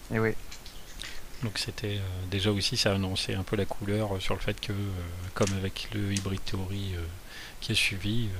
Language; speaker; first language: French; native; French